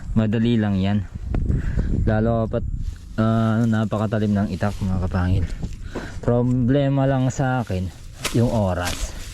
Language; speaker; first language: Filipino; native; Filipino